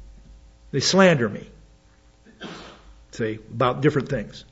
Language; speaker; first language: English; native; English